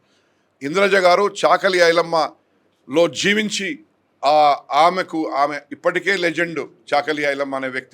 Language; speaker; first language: Telugu; native; Telugu